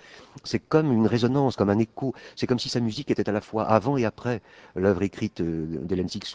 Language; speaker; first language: French; native; French